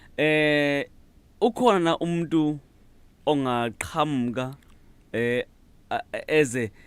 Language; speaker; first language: Zulu; non-native, local second language; Xhosa